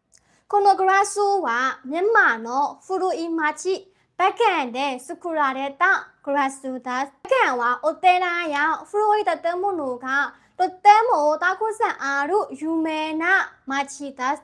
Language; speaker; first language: Japanese; non-native, learner; Burmese